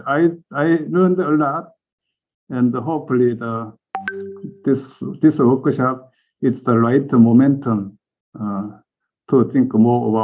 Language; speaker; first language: English; non-native, learner; Korean